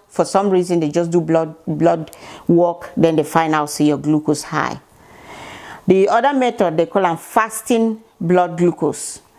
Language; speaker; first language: Nigerian Pidgin; native; Nigerian Pidgin